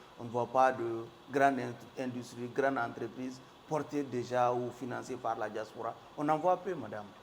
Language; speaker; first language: French; non-native, local second language; Bambara